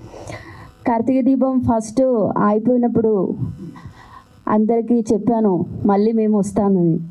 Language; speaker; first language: Telugu; non-native, learner; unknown